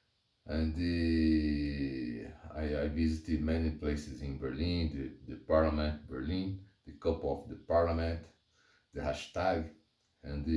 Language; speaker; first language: English; non-native, learner; Portuguese